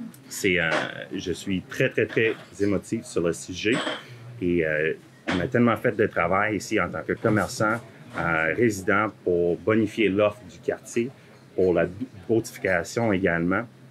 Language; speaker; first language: French; early bilingual, heritage; French